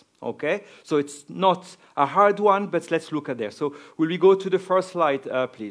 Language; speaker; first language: English; non-native, fluent; French